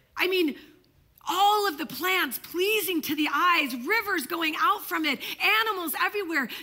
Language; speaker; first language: English; early bilingual, other home language; Italian